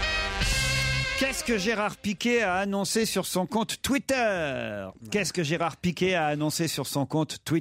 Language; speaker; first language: French; native; French